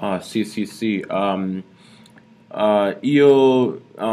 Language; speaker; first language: Italian; non-native, learner; English